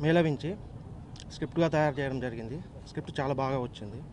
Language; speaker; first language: Telugu; native; Telugu